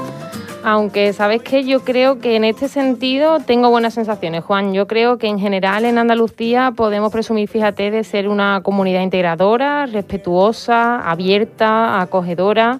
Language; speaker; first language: Spanish; native; Spanish